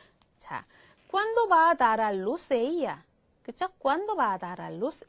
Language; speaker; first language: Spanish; non-native, fluent; Korean